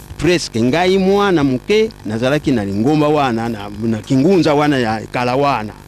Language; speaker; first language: Lingala; non-native, local second language; Kongo